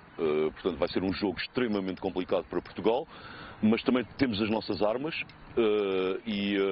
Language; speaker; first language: Portuguese; native; Portuguese